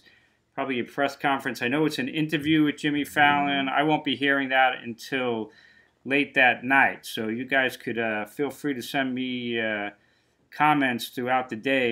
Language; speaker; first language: English; native; English